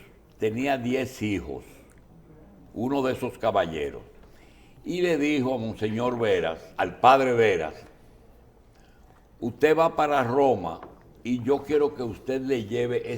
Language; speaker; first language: Spanish; native; Spanish